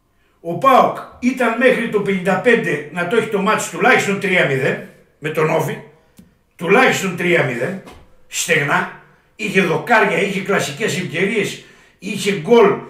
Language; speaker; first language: Greek; native; Greek